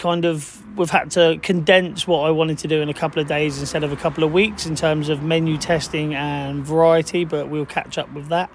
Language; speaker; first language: English; native; English